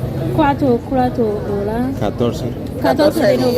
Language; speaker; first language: Spanish; non-native, learner; Haitian Creole